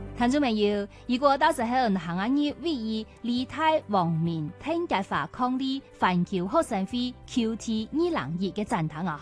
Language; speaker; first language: Chinese; non-native, local second language; Cantonese